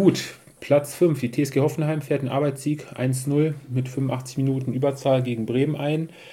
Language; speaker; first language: German; native; German